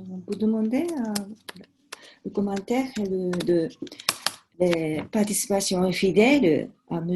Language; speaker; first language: French; non-native, learner; Japanese